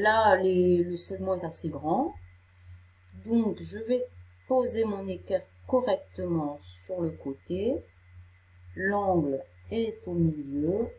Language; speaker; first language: French; native; French